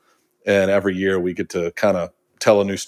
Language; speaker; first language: English; native; English